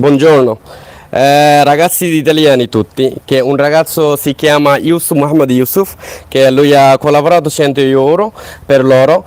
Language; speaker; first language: Italian; non-native, learner; Bangla